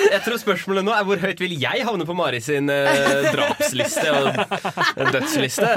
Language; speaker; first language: Norwegian; native; Norwegian